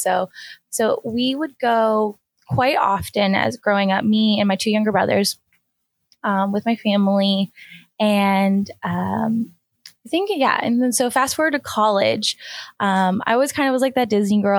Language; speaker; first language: English; native; English